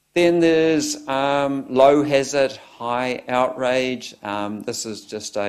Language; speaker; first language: English; native; English